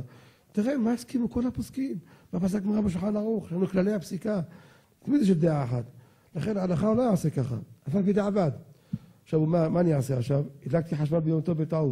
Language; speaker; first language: Hebrew; native; Hebrew